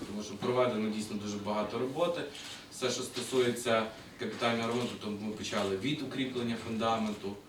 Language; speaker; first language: Ukrainian; native; Ukrainian